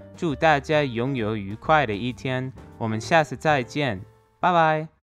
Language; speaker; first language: Chinese; non-native, fluent; English